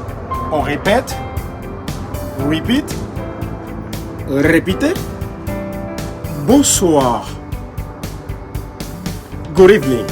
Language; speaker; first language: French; non-native, local second language; Haitian Creole